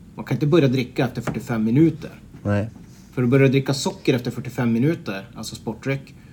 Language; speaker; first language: Swedish; native; Swedish